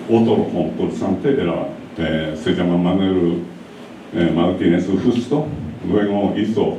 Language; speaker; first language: Spanish; non-native, learner; Japanese